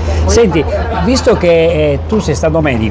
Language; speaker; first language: Italian; native; Italian